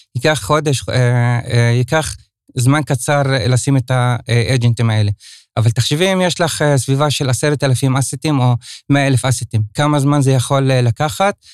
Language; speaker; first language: Hebrew; non-native, local second language; Arabic